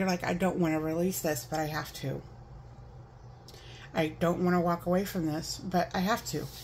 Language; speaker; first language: English; native; English